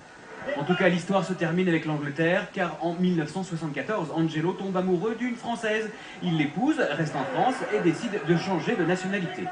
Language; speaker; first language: French; native; French